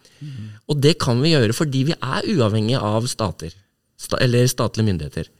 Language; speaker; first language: Norwegian; native; Norwegian